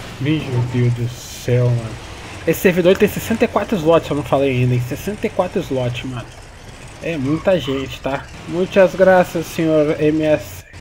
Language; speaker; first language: Portuguese; native; Portuguese